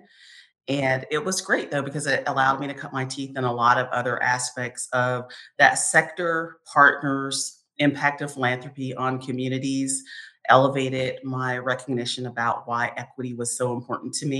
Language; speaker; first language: English; native; English